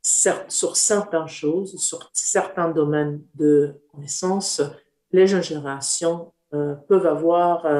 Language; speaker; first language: French; non-native, fluent; Italian